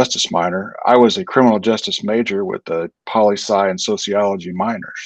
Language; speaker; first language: English; native; English